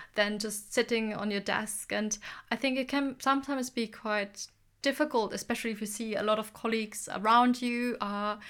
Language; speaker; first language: English; non-native, fluent; German